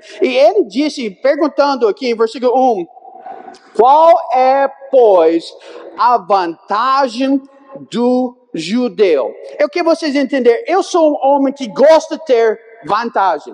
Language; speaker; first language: Portuguese; non-native, fluent; English